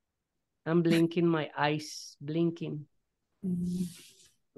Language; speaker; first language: English; non-native, fluent; Spanish